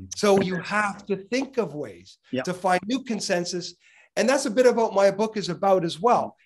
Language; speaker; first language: English; native; English